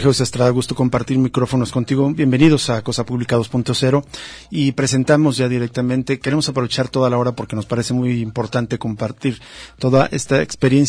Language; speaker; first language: Spanish; native; Spanish